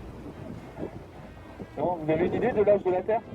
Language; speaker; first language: French; native; French